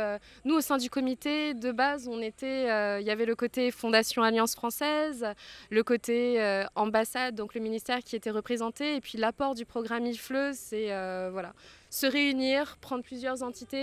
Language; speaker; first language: French; native; French